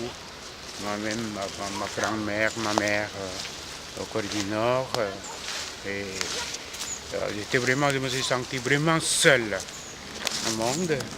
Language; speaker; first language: French; non-native, fluent; Korean